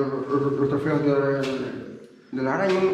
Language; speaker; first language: Spanish; non-native, local second language; Galician